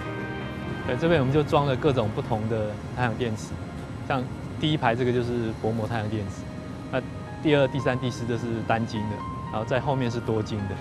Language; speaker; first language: Chinese; native; Chinese